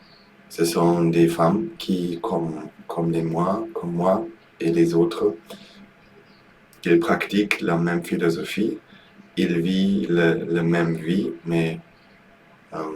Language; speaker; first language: French; non-native, learner; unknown